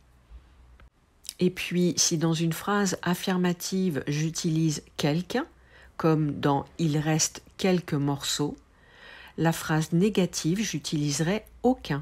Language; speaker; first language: French; native; French